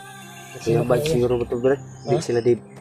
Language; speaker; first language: Filipino; non-native, local second language; Cebuano